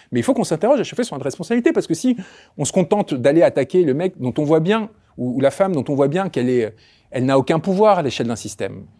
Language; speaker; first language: French; early bilingual, other home language; Spanish